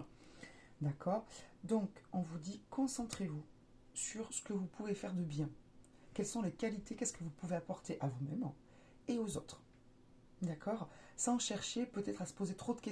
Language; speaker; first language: French; native; French